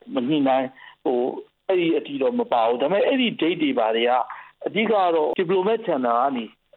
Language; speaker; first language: Burmese; native; Burmese